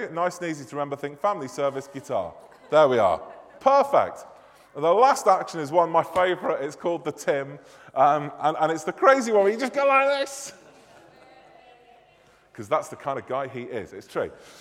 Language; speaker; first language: English; native; English